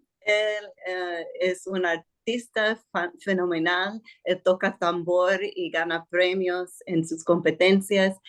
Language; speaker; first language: Spanish; non-native, fluent; English